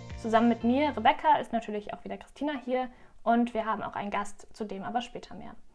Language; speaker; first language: German; native; German